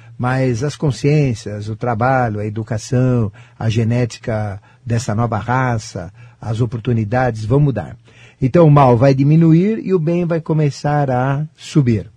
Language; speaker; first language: Portuguese; native; Portuguese